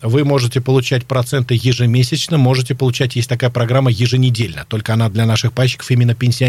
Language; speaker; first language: Russian; native; Russian